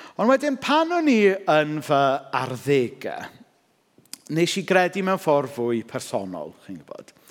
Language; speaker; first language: Welsh; native; Welsh